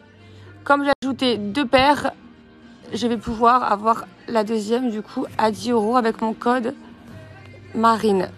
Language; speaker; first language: French; native; French